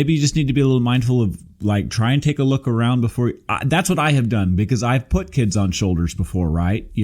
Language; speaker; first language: English; native; English